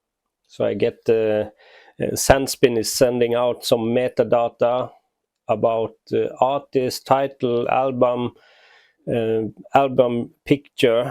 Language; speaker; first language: English; non-native, fluent; Norwegian